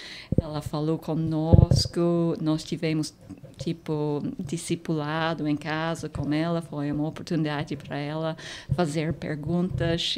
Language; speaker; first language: Portuguese; non-native, fluent; English